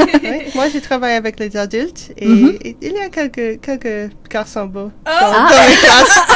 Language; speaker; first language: French; non-native, learner; English